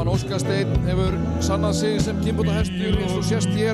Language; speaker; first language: Icelandic; native; Icelandic